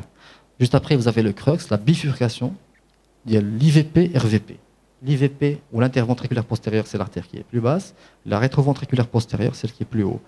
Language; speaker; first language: French; non-native, local second language; Arabic